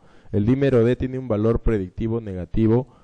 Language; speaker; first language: Spanish; native; Spanish